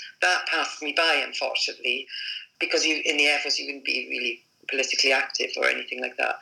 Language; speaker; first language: English; native; English